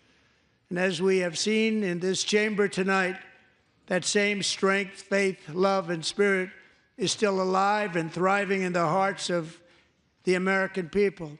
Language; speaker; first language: English; native; English